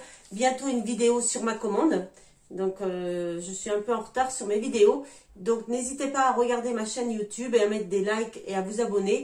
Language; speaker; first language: French; native; French